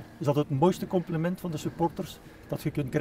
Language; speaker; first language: Dutch; native; Dutch